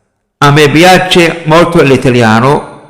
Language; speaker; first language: Italian; non-native, fluent; Somali